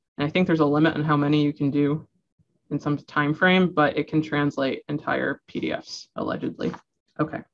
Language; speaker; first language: English; native; English